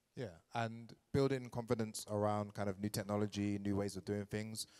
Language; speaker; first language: English; native; English